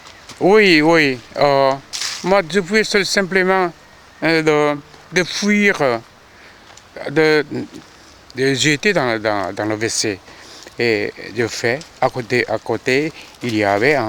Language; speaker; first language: French; non-native, fluent; Korean